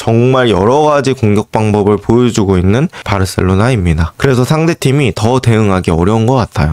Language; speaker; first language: Korean; native; Korean